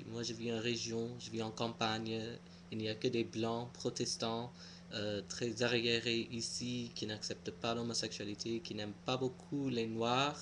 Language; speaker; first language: French; non-native, fluent; English